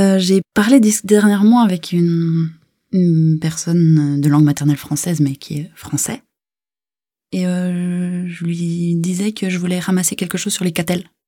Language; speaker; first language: French; native; French